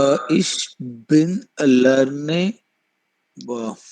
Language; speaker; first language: German; non-native, learner; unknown